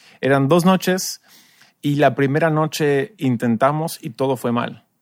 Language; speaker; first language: Spanish; early bilingual, other home language; English